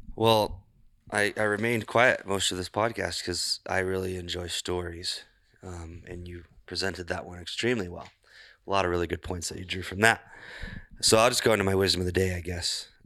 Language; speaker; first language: English; native; English